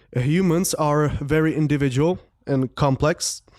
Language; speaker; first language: English; non-native, fluent; Czech